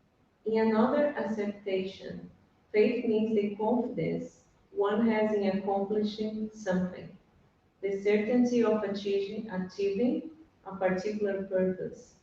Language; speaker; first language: English; non-native, fluent; Portuguese